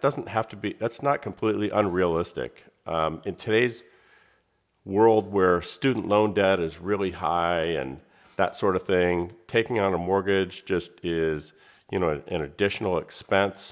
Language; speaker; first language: English; native; English